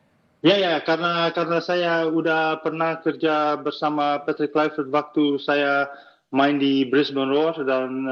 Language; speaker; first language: Indonesian; non-native, fluent; Dutch